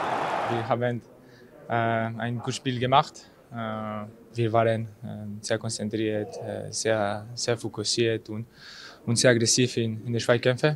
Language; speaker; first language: German; non-native, learner; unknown